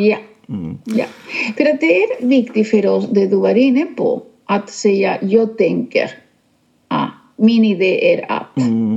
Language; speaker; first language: Swedish; non-native, fluent; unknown